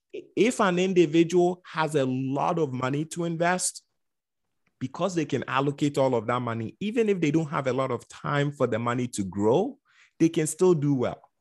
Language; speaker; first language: English; non-native, local second language; Akan